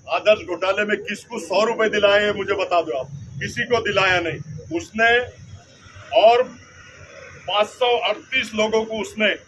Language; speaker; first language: Hindi; non-native, local second language; Urdu